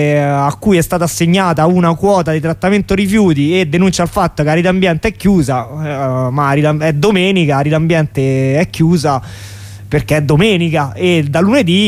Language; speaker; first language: Italian; native; Italian